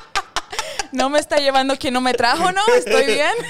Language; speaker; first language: Spanish; early bilingual, heritage; Spanish